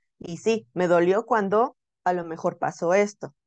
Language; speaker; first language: Spanish; native; Spanish